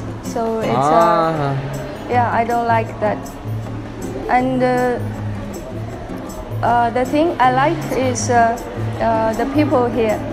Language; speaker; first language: English; non-native, learner; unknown